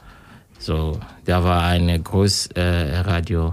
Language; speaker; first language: German; non-native, learner; Kinyarwanda